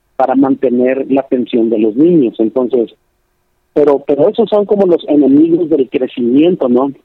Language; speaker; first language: Spanish; early bilingual, heritage; Spanish